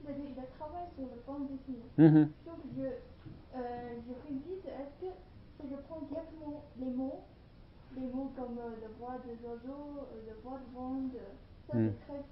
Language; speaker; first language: French; non-native, learner; Chinese